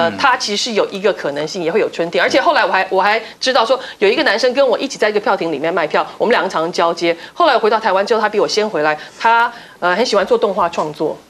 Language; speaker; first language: Chinese; native; Chinese